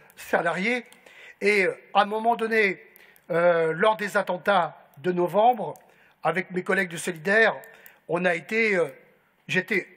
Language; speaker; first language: French; native; French